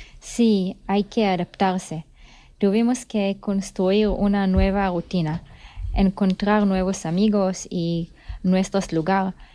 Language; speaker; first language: Spanish; non-native, fluent; Hebrew